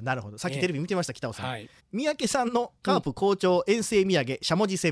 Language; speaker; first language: Japanese; native; Japanese